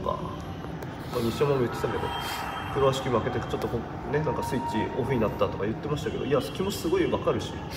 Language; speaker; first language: Japanese; native; Japanese